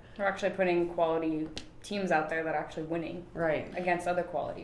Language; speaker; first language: English; native; English